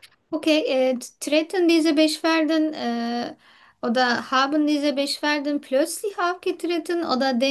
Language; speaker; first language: German; non-native, learner; Turkish